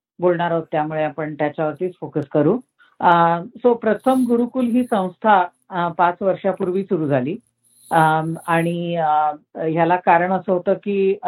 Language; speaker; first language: Marathi; native; Marathi